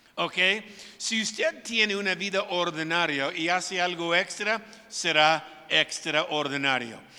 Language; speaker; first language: Spanish; non-native, fluent; English